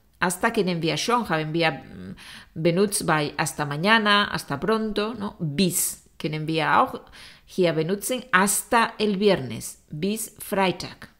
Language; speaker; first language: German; non-native, fluent; Spanish